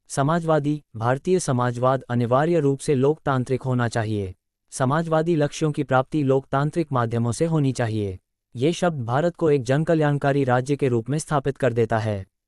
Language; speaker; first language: Hindi; native; Hindi